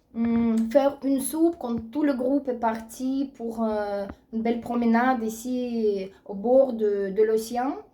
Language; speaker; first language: French; non-native, fluent; Russian